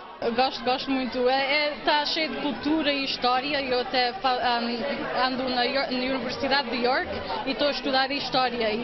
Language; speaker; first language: Portuguese; early bilingual, heritage; Portuguese